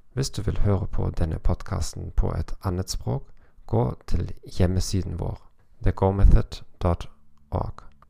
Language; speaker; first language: Norwegian; non-native, learner; German